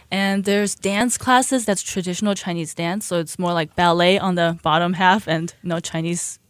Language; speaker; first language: English; early bilingual, other home language; Chinese